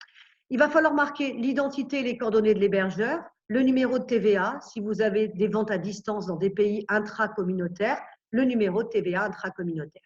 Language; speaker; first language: French; native; French